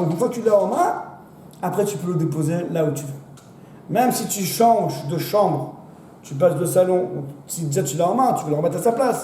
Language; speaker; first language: French; native; French